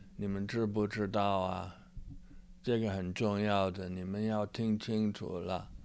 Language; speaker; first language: Chinese; non-native, fluent; English